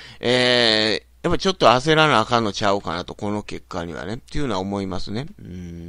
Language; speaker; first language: Japanese; native; Japanese